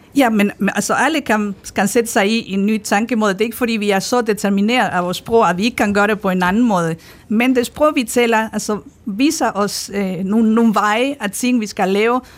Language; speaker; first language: Danish; non-native, fluent; Spanish